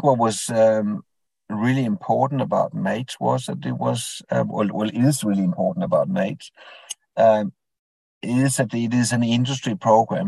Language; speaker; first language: English; non-native, fluent; Danish